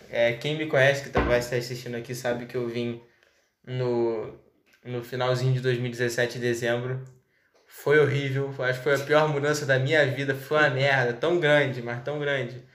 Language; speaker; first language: Portuguese; native; Portuguese